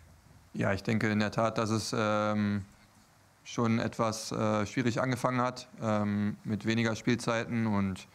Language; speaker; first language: German; native; German